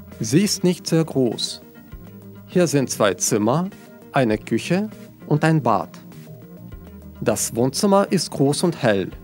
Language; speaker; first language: German; non-native, fluent; Russian